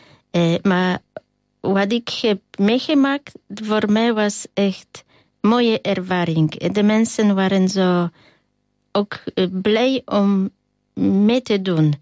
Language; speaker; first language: Dutch; non-native, learner; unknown